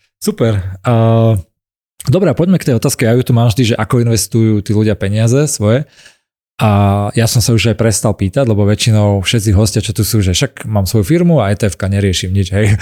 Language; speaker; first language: Slovak; native; Slovak